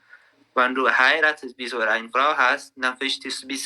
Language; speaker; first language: German; non-native, learner; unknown